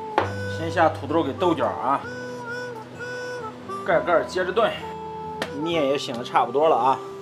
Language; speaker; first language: Chinese; native; Chinese